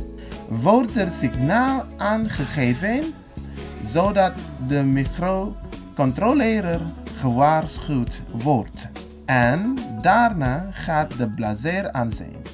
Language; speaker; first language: Dutch; non-native, fluent; Indonesian